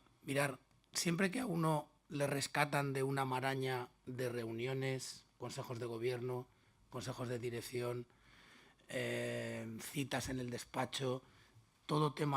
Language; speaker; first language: Spanish; native; Spanish